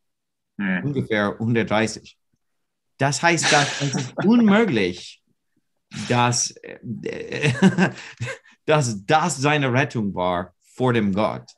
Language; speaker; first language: German; non-native, learner; English